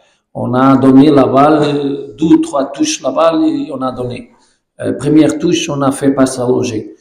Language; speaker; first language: French; non-native, learner; Portuguese